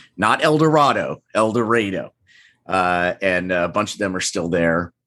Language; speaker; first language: English; native; English